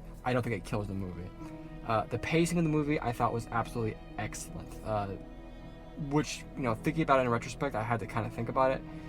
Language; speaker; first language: English; native; English